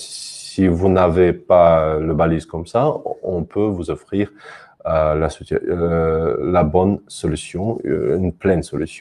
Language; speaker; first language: French; non-native, fluent; Russian